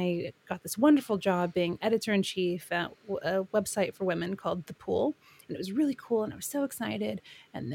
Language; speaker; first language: English; native; English